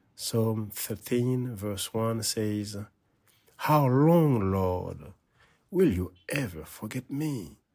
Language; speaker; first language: English; non-native, fluent; Haitian Creole